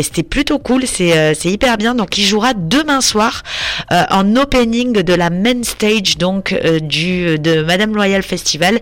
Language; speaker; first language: French; native; French